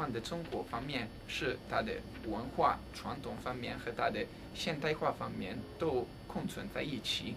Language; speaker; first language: Chinese; non-native, fluent; Italian